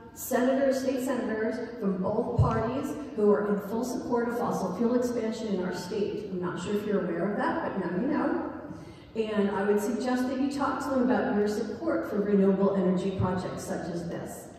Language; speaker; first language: English; native; English